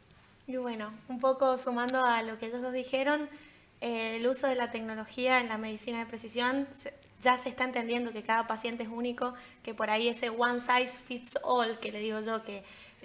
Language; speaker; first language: Spanish; native; Spanish